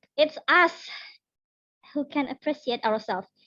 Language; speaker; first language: English; non-native, learner; Indonesian